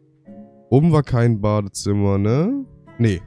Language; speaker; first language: German; native; German